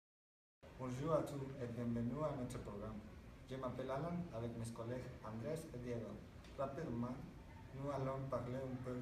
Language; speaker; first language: French; non-native, learner; Spanish